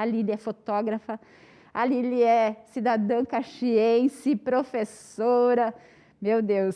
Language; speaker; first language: Portuguese; native; Portuguese